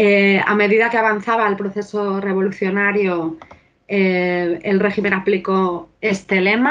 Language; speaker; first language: Spanish; native; Spanish